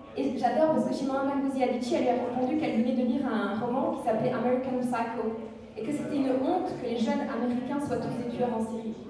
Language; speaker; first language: French; non-native, local second language; Kinyarwanda